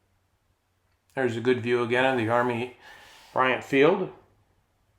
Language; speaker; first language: English; native; English